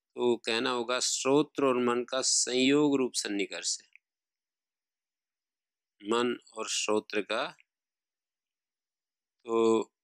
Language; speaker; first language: Hindi; native; Hindi